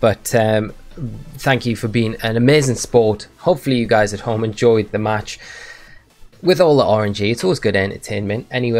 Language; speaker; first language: English; native; English